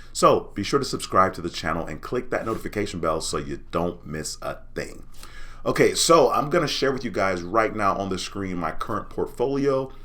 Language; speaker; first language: English; native; English